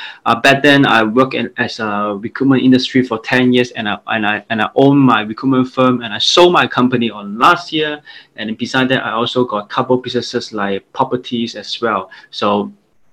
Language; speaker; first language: English; non-native, local second language; Cantonese